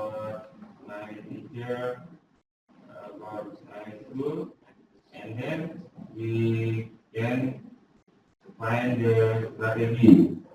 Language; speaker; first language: English; non-native, learner; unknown